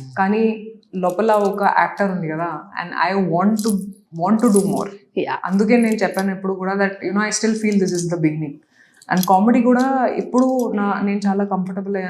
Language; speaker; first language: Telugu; non-native, local second language; Hindi